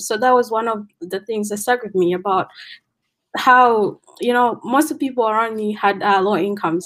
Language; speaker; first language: English; non-native, local second language; Nyanja